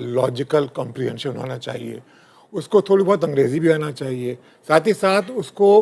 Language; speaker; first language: Hindi; native; Hindi